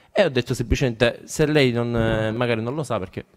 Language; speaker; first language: Italian; native; Italian